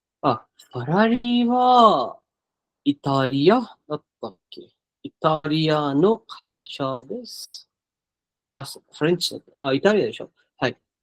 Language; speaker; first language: Japanese; non-native, learner; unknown